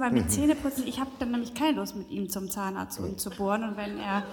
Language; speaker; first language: German; native; German